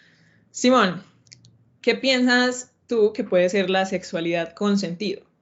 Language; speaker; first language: Spanish; native; Spanish